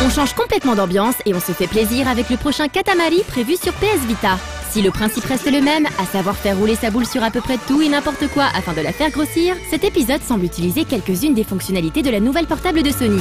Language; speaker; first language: French; native; French